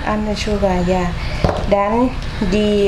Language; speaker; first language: German; non-native, learner; Thai